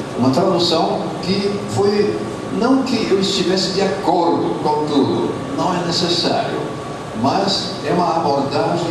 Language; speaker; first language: Portuguese; non-native, fluent; German